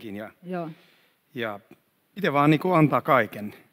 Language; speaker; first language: Finnish; non-native, fluent; Swedish